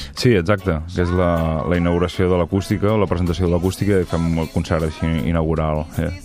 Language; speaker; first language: Catalan; native; Catalan